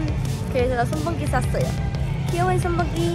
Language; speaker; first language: Korean; non-native, learner; Chinese